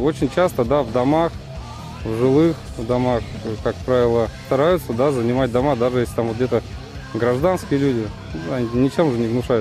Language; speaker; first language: Russian; native; Russian